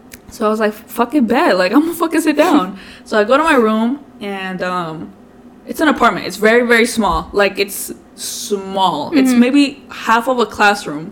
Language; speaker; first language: English; early bilingual, other home language; Spanish